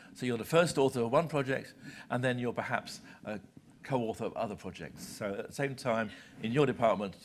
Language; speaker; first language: English; native; English